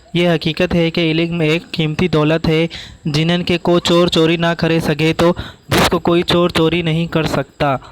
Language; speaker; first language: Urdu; non-native, local second language; Sindhi